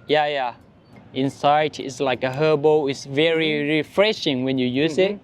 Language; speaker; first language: English; non-native, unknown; Thai